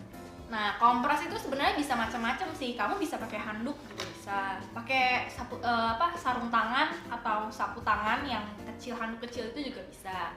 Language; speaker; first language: Indonesian; native; Indonesian